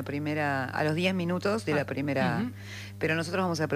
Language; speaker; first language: Spanish; native; Spanish